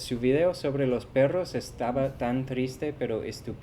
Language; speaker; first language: Spanish; non-native, fluent; English